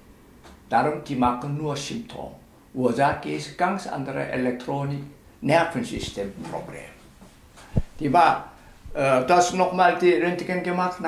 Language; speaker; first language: German; non-native, learner; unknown